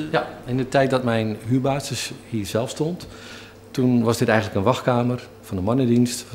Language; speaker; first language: Dutch; native; Dutch